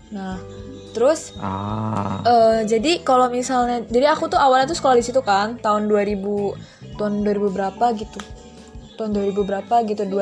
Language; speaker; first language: Indonesian; early bilingual, heritage; Malay